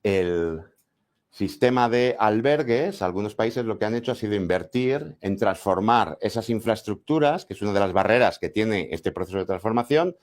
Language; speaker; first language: Spanish; native; Spanish